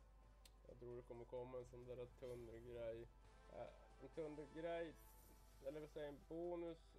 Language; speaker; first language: Swedish; native; Swedish